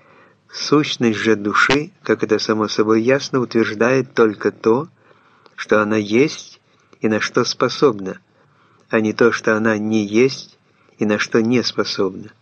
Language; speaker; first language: Russian; native; Russian